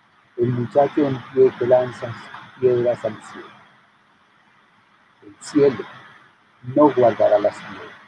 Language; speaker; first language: Spanish; native; Spanish